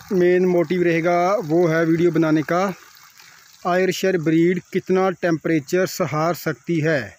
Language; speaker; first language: Hindi; non-native, local second language; Punjabi